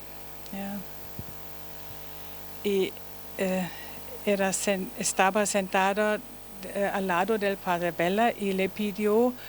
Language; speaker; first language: Spanish; non-native, learner; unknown